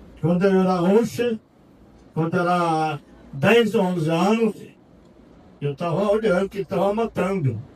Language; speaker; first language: Portuguese; non-native, local second language; Yanomámi